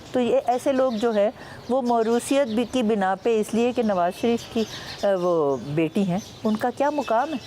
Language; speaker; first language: Urdu; non-native, local second language; Punjabi